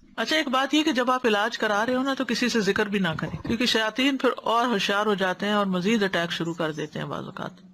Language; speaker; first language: Urdu; native; Urdu